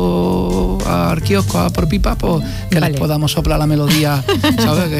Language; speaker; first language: Spanish; native; Spanish